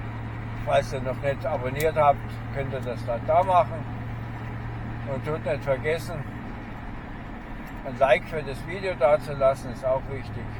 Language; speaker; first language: German; native; German